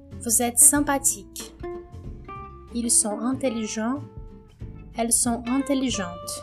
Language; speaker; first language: French; non-native, fluent; Portuguese